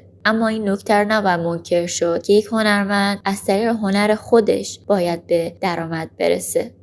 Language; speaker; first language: Persian; native; Persian